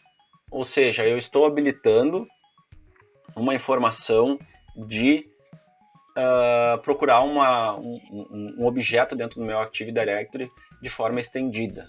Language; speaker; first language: Portuguese; native; Portuguese